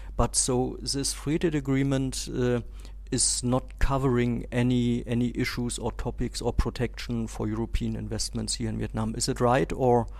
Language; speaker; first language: English; non-native, fluent; German